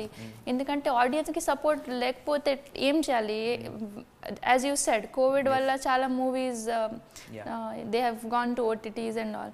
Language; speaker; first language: Telugu; non-native, fluent; Hindi